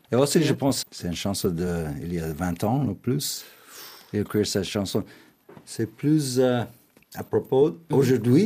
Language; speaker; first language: French; non-native, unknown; English